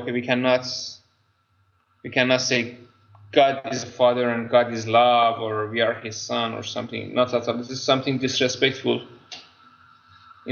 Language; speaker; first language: English; non-native, fluent; Persian